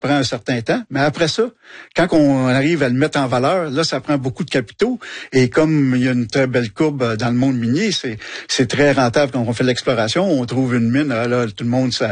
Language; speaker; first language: French; native; French